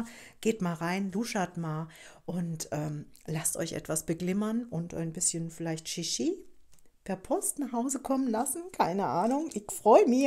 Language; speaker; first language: German; native; German